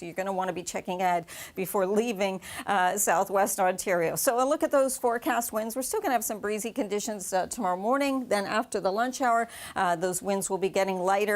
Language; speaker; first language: English; native; English